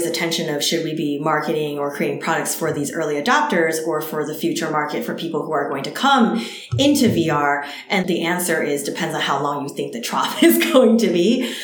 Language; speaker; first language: English; early bilingual, other home language; Cantonese